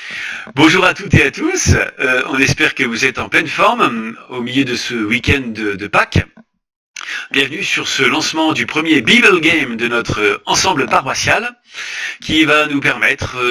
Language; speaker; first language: French; native; French